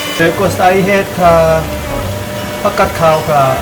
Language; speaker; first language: Thai; non-native, learner; Korean